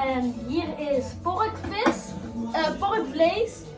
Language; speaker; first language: Dutch; early bilingual, other home language; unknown